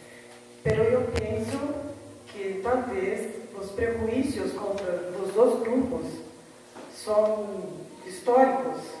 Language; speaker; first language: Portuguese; early bilingual, heritage; Spanish